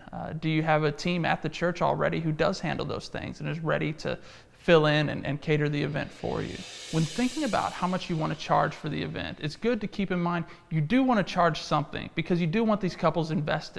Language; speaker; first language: English; native; English